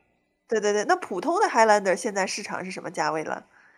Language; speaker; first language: Chinese; native; Chinese